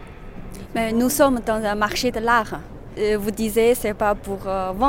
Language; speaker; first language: French; non-native, learner; Chinese